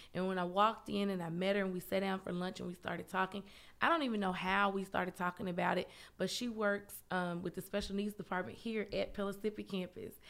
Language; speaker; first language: English; native; English